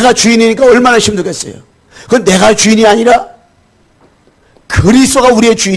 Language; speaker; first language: Korean; native; Korean